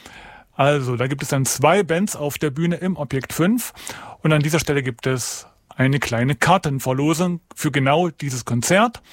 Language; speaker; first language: German; native; German